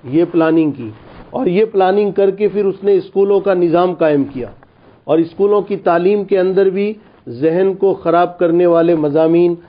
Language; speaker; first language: Urdu; non-native, local second language; Gujarati